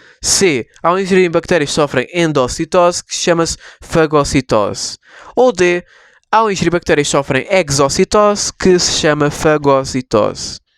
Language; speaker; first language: Portuguese; native; Portuguese